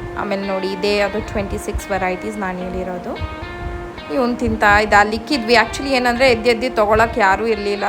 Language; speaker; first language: Kannada; non-native, local second language; Malayalam